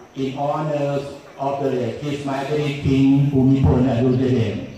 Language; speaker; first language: English; non-native, fluent; Thai